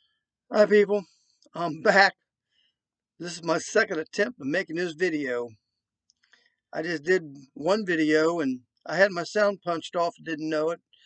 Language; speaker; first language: English; native; English